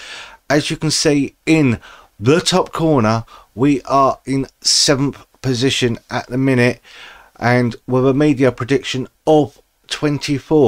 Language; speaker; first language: English; native; English